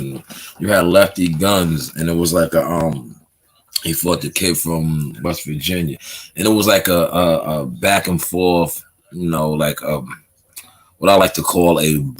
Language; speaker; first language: English; native; English